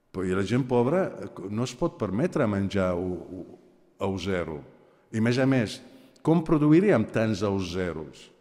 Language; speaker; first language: Catalan; non-native, fluent; Aramaic